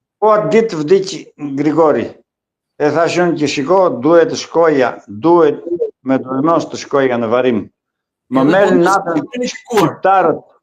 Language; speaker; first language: Albanian; non-native, local second language; Greek